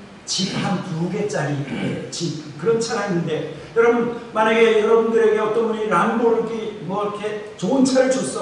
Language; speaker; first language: Korean; native; Korean